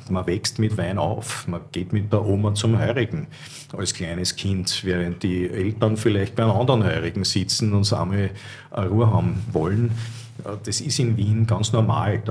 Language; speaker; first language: German; native; German